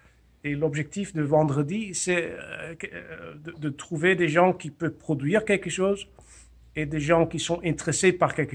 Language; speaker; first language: French; non-native, fluent; Dutch